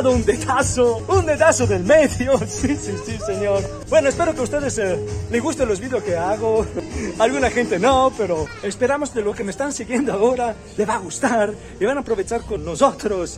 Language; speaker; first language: Spanish; non-native, learner; Italian